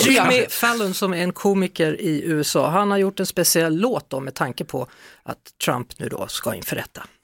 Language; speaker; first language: Swedish; native; Swedish